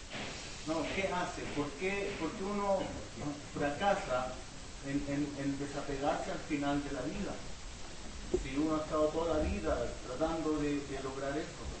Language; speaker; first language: Spanish; native; Spanish